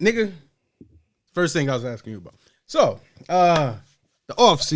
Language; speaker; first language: English; native; English